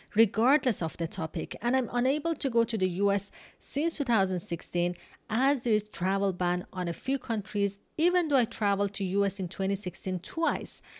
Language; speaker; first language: English; non-native, fluent; Persian